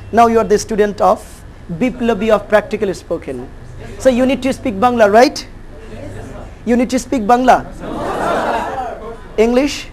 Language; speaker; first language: English; non-native, fluent; Bangla